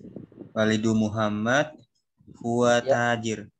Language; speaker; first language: Arabic; non-native, learner; Indonesian